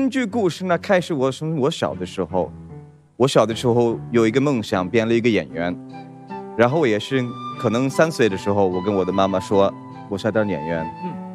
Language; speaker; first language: Chinese; non-native, fluent; Swedish